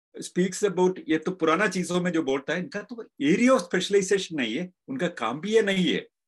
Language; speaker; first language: Hindi; non-native, local second language; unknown